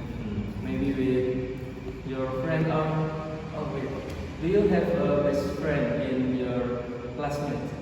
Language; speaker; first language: English; non-native, learner; Indonesian